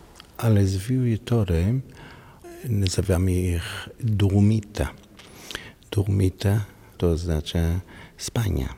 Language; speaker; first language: Polish; non-native, learner; Hebrew